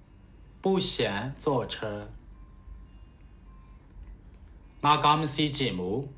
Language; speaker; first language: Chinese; non-native, fluent; Burmese